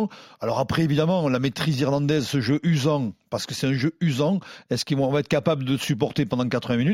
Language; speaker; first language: French; native; French